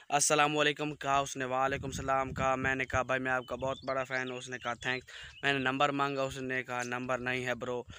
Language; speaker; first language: Urdu; non-native, local second language; Punjabi